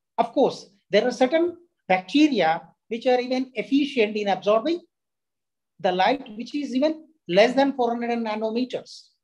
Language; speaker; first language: English; non-native, local second language; Telugu